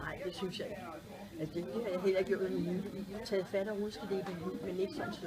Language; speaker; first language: Danish; native; Danish